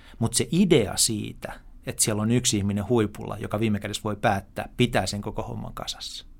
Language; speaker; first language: Finnish; native; Finnish